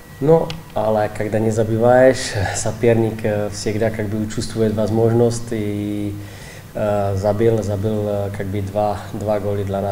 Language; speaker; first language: Russian; non-native, learner; Czech